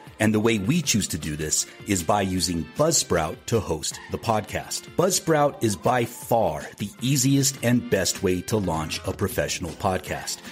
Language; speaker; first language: English; native; English